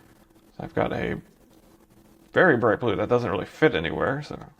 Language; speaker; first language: English; native; English